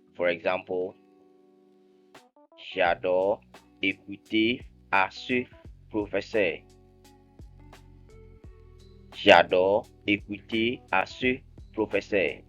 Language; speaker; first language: French; non-native, fluent; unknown